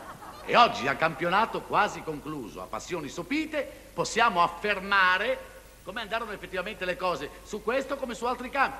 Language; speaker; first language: Italian; native; Italian